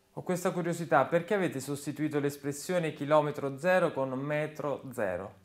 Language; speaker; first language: Italian; native; Italian